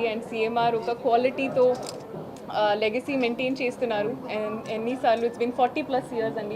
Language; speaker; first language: Telugu; non-native, learner; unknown